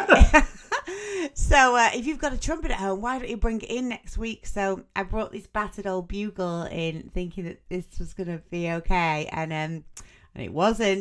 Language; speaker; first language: English; native; English